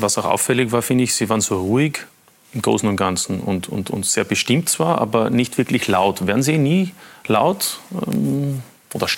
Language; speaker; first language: German; native; German